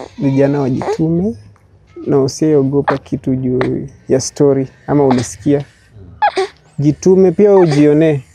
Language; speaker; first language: Swahili; native; Swahili